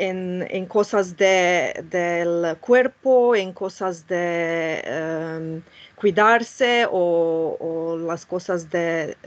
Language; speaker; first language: Spanish; non-native, fluent; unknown